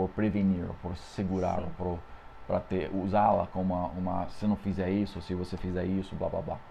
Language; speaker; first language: Portuguese; non-native, fluent; English